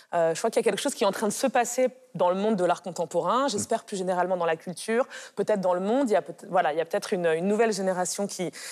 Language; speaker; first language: French; native; French